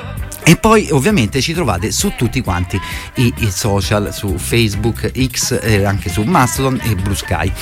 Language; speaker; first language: Italian; native; Italian